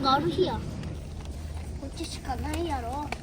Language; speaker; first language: Japanese; early bilingual, other home language; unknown